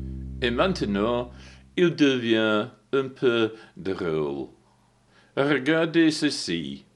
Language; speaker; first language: French; non-native, learner; English